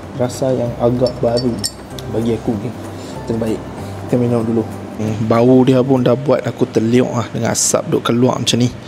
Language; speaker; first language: Malay; native; Malay